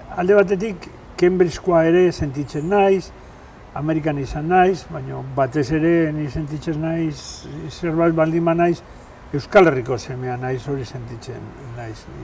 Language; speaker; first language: Basque; non-native, local second language; Spanish